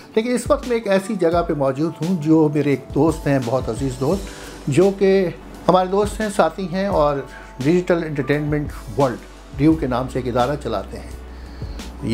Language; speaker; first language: Urdu; native; Urdu